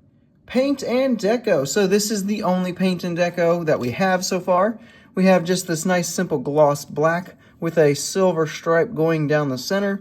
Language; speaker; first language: English; native; English